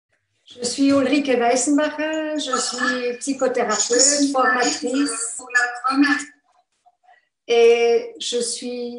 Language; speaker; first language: French; non-native, fluent; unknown